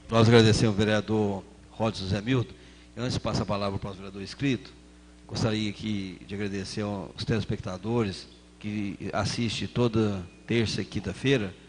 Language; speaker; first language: Portuguese; native; Portuguese